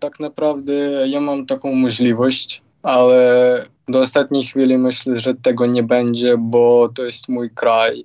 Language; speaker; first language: Polish; non-native, fluent; Ukrainian